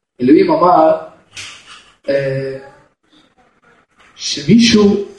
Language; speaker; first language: Hebrew; non-native, fluent; Russian